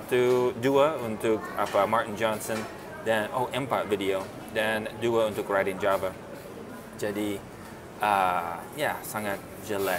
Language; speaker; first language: Indonesian; non-native, fluent; English